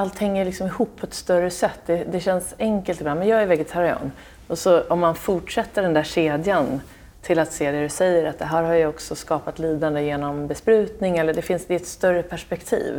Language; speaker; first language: Swedish; native; Swedish